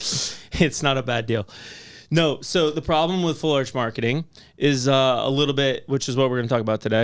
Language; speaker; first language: English; native; English